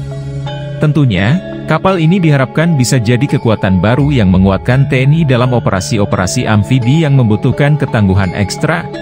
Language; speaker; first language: Indonesian; native; Indonesian